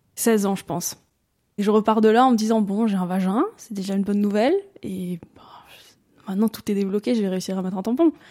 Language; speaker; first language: French; native; French